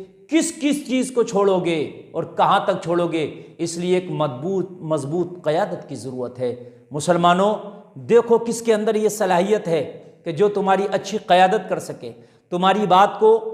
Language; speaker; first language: Urdu; native; Urdu